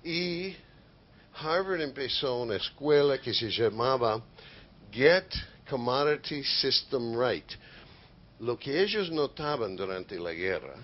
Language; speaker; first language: Spanish; non-native, fluent; English